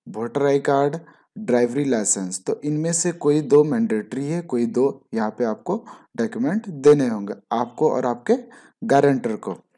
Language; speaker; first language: Hindi; native; Hindi